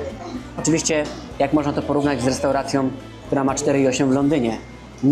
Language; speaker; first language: Polish; native; Polish